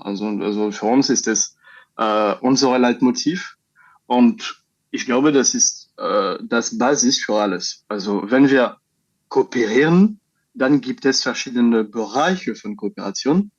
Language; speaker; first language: German; non-native, fluent; French